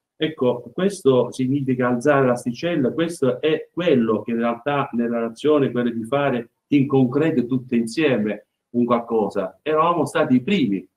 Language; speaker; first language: Italian; native; Italian